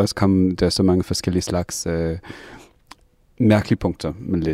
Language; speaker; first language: Danish; non-native, fluent; English